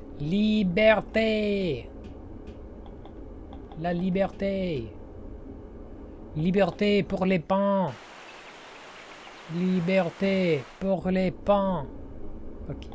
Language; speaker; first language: French; non-native, learner; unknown